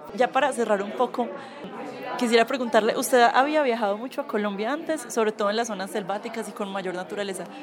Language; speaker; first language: Spanish; native; Spanish